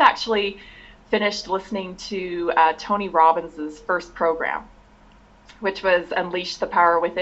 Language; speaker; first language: English; native; English